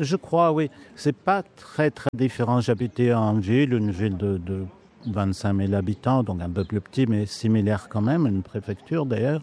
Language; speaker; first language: French; native; French